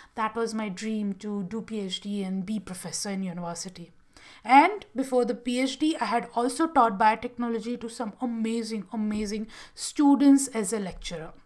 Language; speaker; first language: English; non-native, local second language; Gujarati